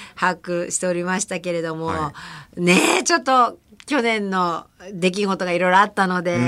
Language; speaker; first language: Japanese; native; Japanese